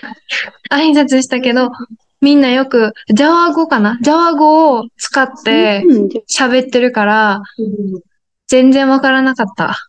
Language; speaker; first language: Japanese; native; Japanese